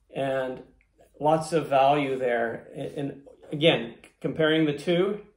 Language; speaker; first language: English; native; English